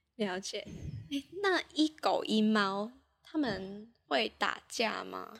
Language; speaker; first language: Chinese; non-native, local second language; Cantonese